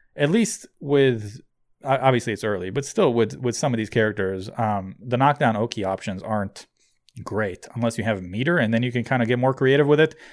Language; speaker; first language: English; native; English